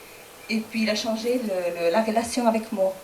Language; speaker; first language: French; non-native, learner; Spanish